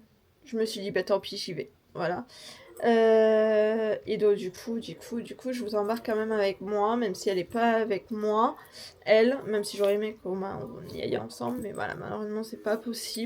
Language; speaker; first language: French; native; French